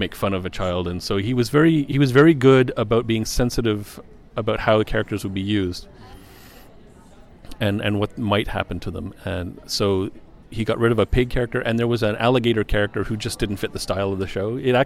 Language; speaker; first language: English; native; English